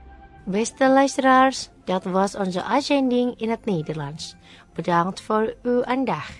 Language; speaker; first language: Dutch; non-native, fluent; Indonesian